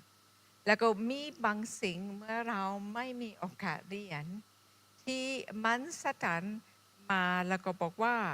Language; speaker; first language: Thai; non-native, fluent; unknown